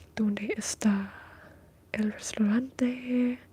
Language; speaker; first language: Spanish; non-native, learner; English